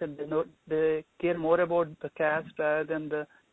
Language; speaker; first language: English; non-native, local second language; Telugu